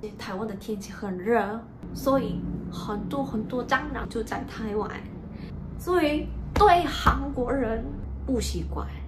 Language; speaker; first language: Chinese; non-native, learner; Korean